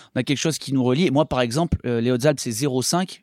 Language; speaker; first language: French; native; French